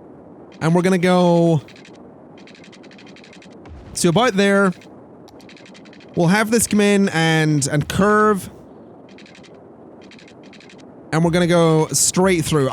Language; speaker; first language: English; native; English